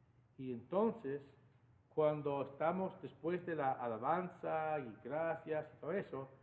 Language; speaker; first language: Spanish; non-native, fluent; English